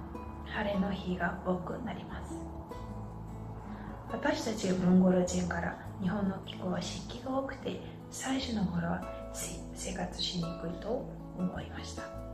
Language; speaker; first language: Japanese; non-native, fluent; Mongolian